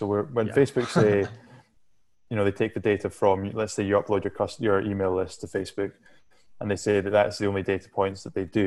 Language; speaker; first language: English; native; English